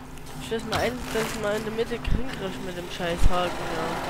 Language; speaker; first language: German; native; German